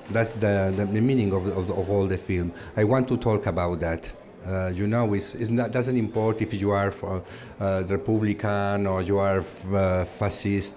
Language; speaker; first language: English; non-native, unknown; Catalan